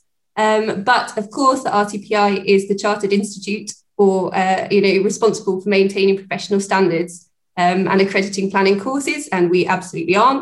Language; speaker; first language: English; native; English